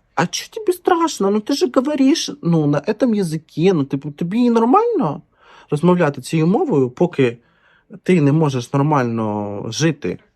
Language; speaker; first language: Ukrainian; non-native, local second language; Russian